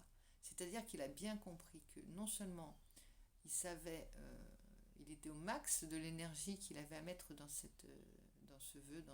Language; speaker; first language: French; native; French